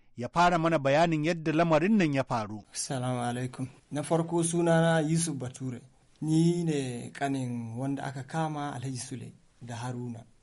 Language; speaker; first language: Hausa; non-native, local second language; Fula